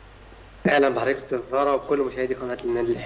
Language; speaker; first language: Arabic; native; Arabic